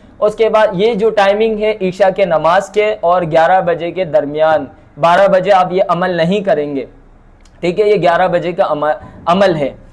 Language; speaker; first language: Urdu; non-native, local second language; Bangla